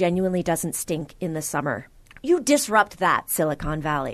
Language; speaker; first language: English; native; English